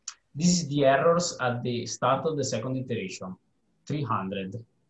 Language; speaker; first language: English; non-native, fluent; Italian